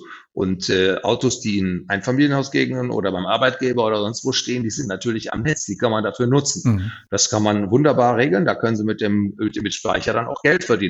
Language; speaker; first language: German; native; German